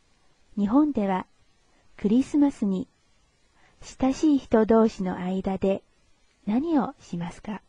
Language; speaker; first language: Japanese; non-native, fluent; Chinese